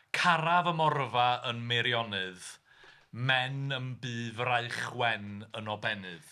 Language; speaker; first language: Welsh; native; Welsh